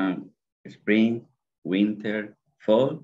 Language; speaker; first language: English; non-native, learner; Spanish